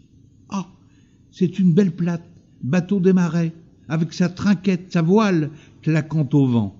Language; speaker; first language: French; native; French